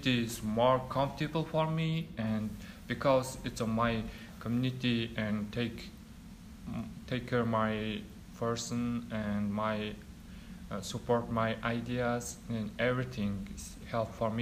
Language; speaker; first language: English; non-native, learner; Mongolian